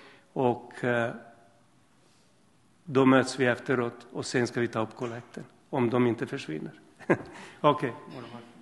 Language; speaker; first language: Swedish; non-native, fluent; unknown